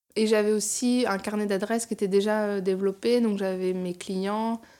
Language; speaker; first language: French; native; French